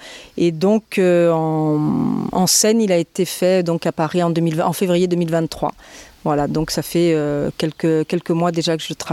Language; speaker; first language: French; native; French